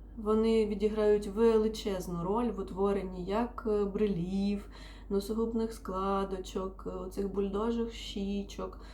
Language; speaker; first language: Ukrainian; non-native, local second language; Russian